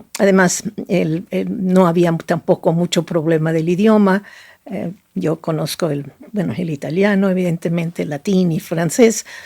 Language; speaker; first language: Spanish; non-native, fluent; Italian